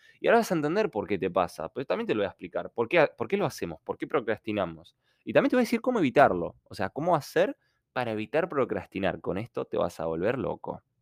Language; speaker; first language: Spanish; non-native, fluent; Ukrainian